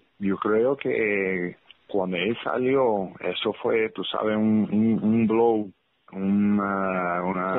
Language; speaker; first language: Spanish; early bilingual, heritage; English